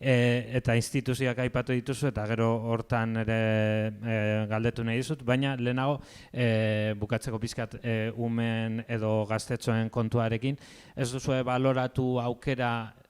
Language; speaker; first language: Basque; native; Basque